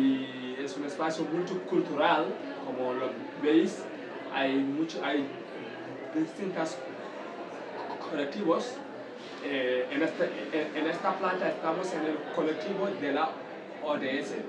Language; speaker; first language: Spanish; non-native, learner; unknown